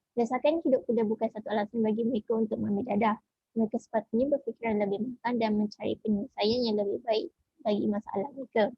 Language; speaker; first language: Malay; native; Malay